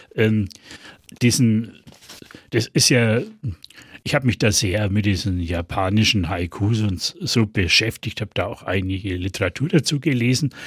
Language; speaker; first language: German; native; German